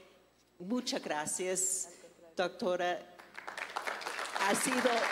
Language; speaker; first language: Spanish; non-native, fluent; English